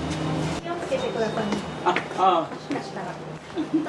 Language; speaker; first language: Japanese; native; Japanese